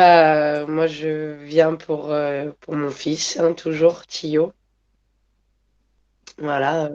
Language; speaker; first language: French; native; French